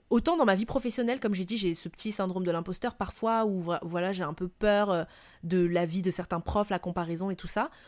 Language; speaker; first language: French; non-native, local second language; Malagasy